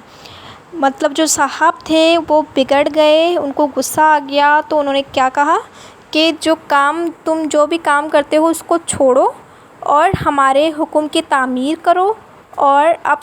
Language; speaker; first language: Urdu; non-native, local second language; Sindhi